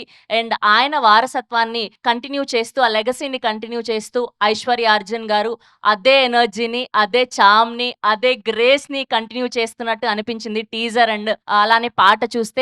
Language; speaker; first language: Telugu; native; Telugu